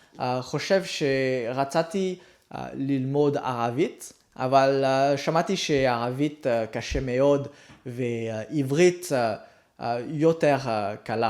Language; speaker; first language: Hebrew; non-native, learner; Vietnamese